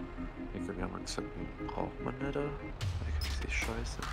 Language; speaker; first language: German; native; German